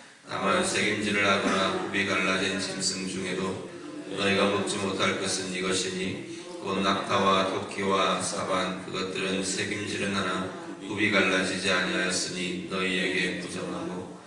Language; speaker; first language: Korean; native; Korean